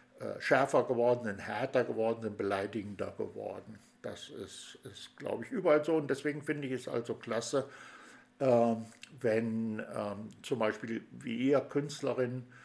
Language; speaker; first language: German; native; German